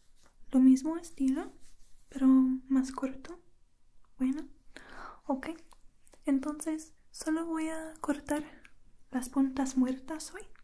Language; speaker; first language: Spanish; non-native, learner; English